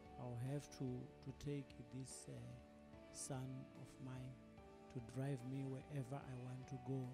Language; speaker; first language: English; non-native, local second language; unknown